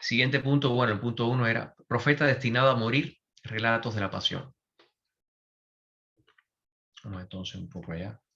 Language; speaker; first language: Spanish; native; Spanish